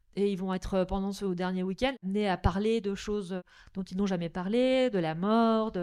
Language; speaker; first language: French; native; French